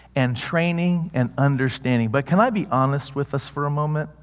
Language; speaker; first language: English; native; English